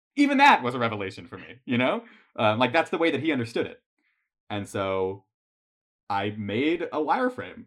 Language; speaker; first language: English; native; English